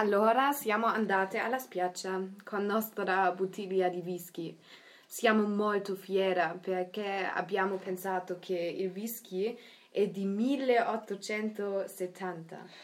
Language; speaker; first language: Italian; non-native, learner; German